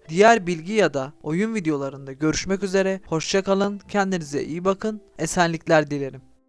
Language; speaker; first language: Turkish; native; Turkish